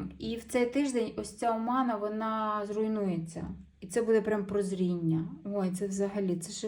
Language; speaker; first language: Ukrainian; non-native, local second language; Russian